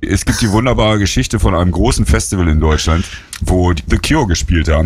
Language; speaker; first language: German; native; German